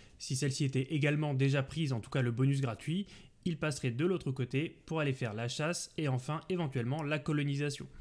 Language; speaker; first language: French; native; French